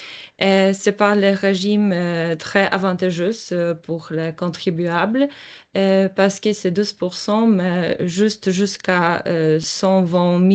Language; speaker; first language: French; non-native, learner; Polish